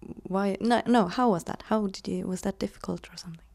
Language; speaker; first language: English; non-native, fluent; Swedish